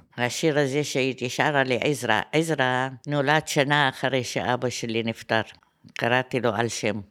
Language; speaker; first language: Hebrew; non-native, fluent; Arabic